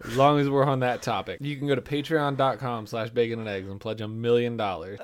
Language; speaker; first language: English; native; English